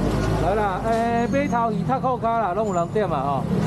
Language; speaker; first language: Chinese; native; Chinese